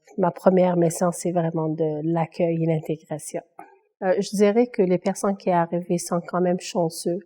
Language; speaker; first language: French; non-native, local second language; Kabyle